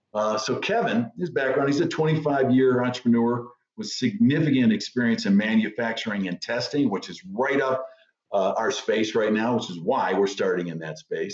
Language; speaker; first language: English; native; English